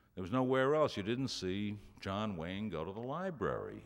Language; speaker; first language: English; native; English